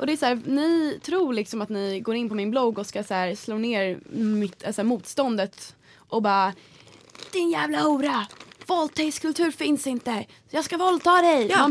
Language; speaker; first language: Swedish; native; Swedish